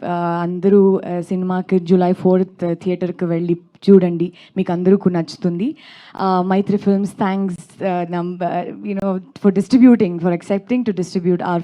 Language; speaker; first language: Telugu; non-native, learner; Kannada